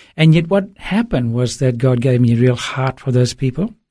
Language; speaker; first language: English; early bilingual, other home language; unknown